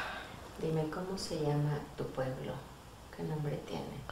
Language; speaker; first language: Spanish; native; Spanish